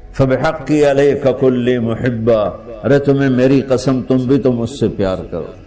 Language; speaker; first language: Urdu; non-native, local second language; Punjabi